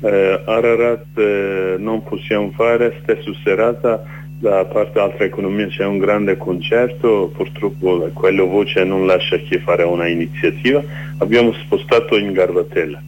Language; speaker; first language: Italian; non-native, learner; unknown